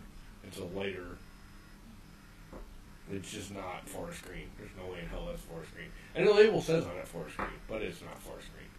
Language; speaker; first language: English; native; English